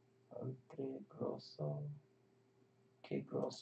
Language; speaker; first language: Italian; non-native, learner; English